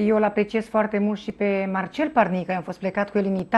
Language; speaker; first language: Romanian; native; Romanian